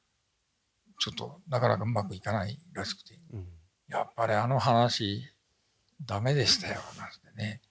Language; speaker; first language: Japanese; native; Japanese